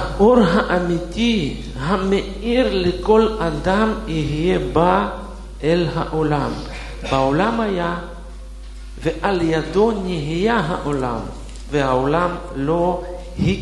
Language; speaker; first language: Hebrew; non-native, fluent; Russian